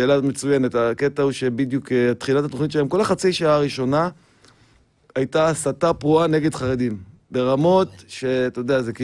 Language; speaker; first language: Hebrew; native; Hebrew